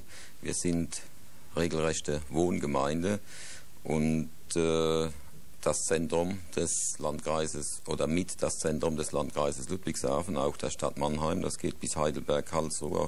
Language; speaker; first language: German; native; German